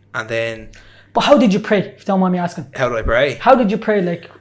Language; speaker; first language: English; native; English